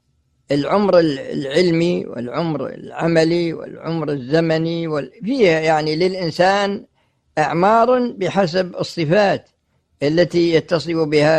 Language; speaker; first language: Arabic; native; Arabic